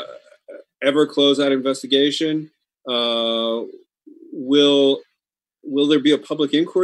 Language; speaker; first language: English; native; English